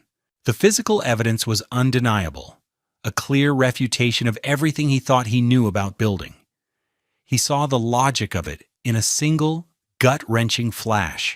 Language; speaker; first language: English; native; English